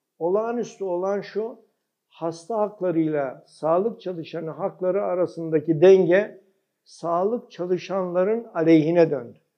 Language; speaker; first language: Turkish; early bilingual, heritage; Turkish